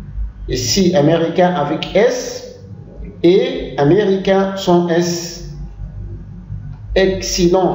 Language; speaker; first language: French; non-native, local second language; Arabic